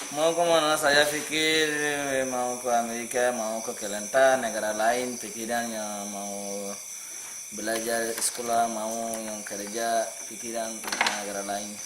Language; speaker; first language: Indonesian; non-native, learner; Rohingya